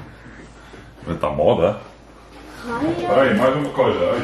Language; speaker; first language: Portuguese; non-native, learner; Dutch